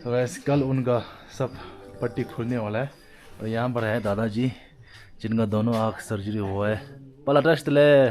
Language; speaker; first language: Hindi; non-native, fluent; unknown